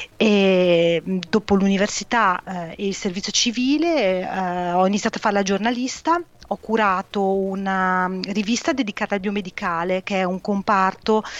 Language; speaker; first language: Italian; native; Italian